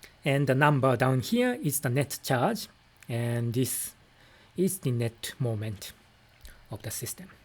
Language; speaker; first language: English; non-native, fluent; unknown